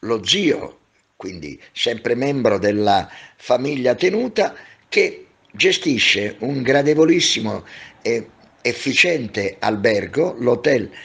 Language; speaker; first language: Italian; native; Italian